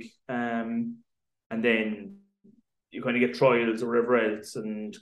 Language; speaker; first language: English; native; English